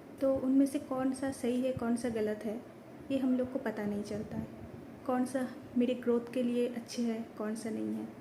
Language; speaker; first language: Hindi; non-native, local second language; Bangla